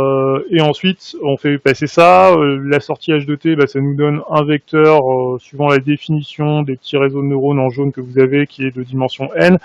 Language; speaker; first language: French; native; French